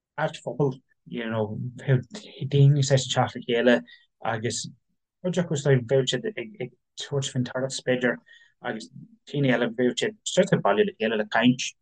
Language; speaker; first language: Irish; non-native, local second language; English